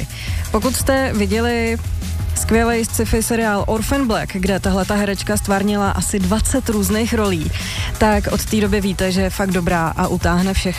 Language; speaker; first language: Czech; native; Czech